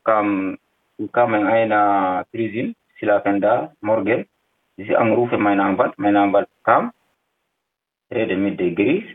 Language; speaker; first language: German; non-native, learner; Fula